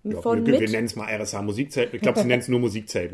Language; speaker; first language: German; native; German